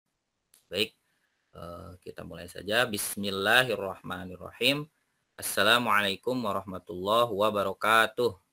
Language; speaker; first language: Indonesian; native; Indonesian